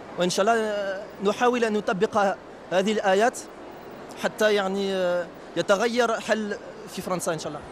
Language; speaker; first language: Arabic; non-native, fluent; Italian